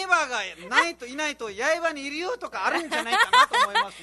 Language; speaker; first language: Japanese; non-native, fluent; Nepali